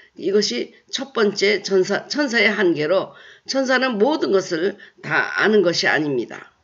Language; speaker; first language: Korean; native; Korean